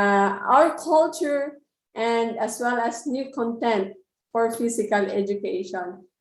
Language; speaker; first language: English; non-native, local second language; Filipino